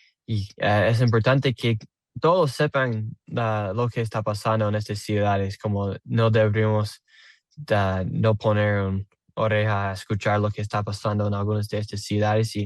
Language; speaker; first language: Spanish; non-native, learner; English